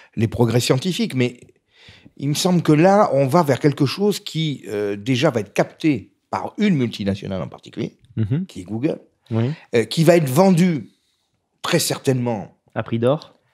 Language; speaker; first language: French; native; French